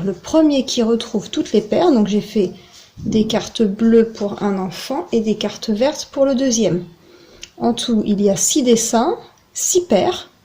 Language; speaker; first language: French; native; French